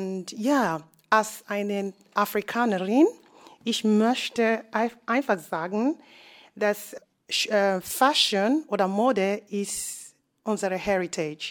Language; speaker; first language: German; non-native, learner; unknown